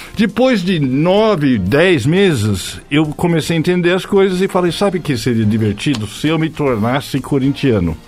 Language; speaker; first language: Portuguese; non-native, fluent; English